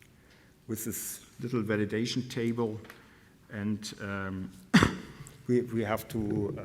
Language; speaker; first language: English; non-native, fluent; German